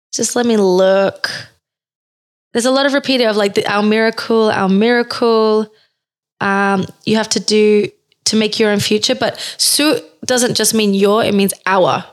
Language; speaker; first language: English; early bilingual, other home language; Spanish